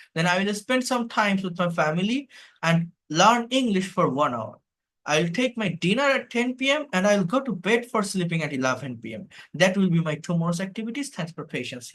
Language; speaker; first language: English; non-native, fluent; Bangla